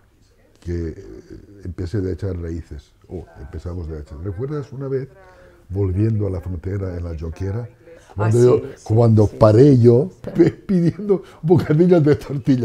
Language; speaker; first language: Spanish; non-native, fluent; Bosnian